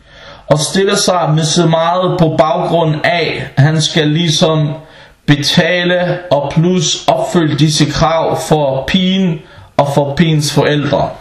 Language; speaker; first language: Danish; non-native, local second language; Arabic